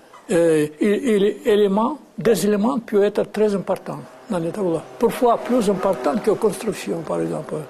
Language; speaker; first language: French; non-native, fluent; Russian